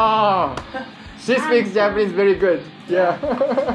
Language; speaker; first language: English; non-native, learner; Japanese